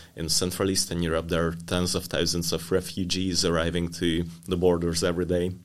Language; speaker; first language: English; non-native, fluent; Hungarian